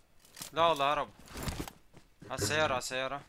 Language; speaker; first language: Arabic; native; Arabic